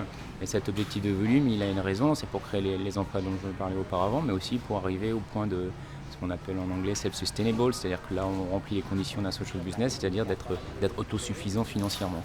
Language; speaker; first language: French; native; French